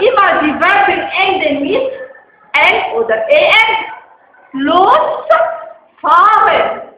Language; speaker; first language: German; non-native, learner; Arabic